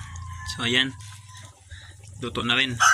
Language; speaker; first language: Filipino; non-native, local second language; Cebuano